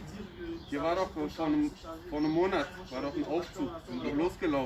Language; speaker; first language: German; native; German